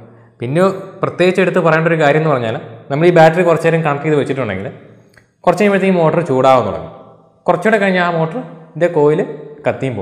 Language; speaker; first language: Malayalam; native; Malayalam